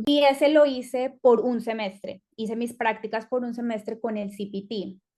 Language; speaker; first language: Spanish; native; Spanish